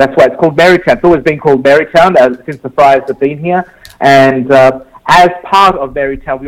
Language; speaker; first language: English; native; English